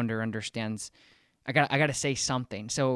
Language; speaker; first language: English; native; English